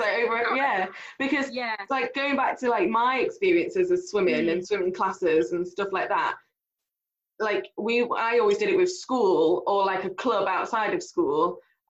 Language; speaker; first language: English; native; English